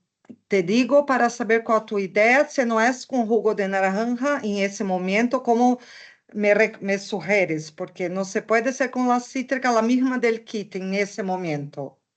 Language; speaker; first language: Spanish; non-native, learner; Portuguese